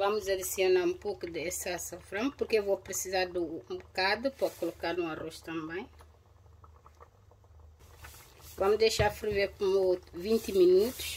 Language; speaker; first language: Portuguese; non-native, local second language; Upper Guinea Crioulo